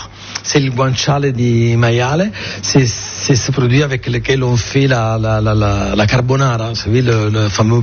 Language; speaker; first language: French; non-native, fluent; Italian